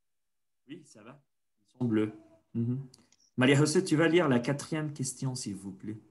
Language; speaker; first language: French; non-native, fluent; Spanish